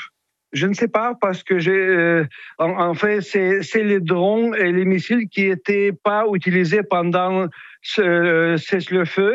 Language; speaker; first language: French; non-native, fluent; Ukrainian